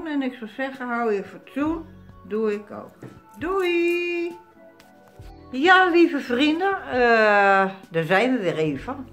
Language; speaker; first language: Dutch; native; Dutch